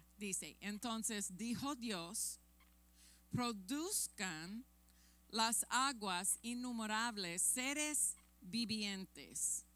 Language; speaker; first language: Spanish; non-native, fluent; English